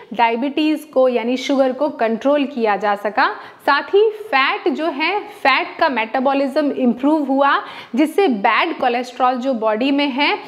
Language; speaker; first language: Hindi; native; Hindi